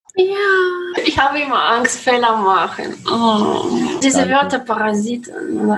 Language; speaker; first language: German; non-native, learner; Russian